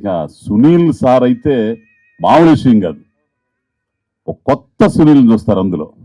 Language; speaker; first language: Telugu; native; Telugu